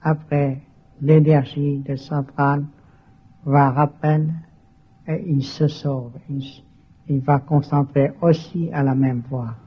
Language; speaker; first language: French; non-native, learner; Vietnamese